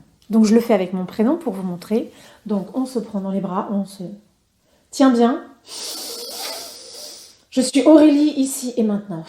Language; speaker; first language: French; native; French